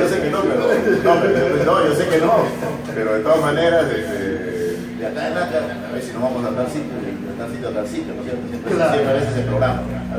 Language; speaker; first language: Spanish; native; Spanish